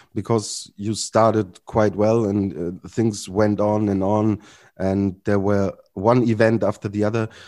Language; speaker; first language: English; non-native, fluent; German